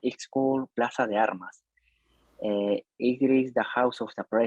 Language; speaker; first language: English; non-native, learner; Spanish